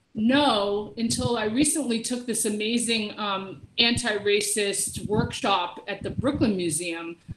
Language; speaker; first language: English; native; English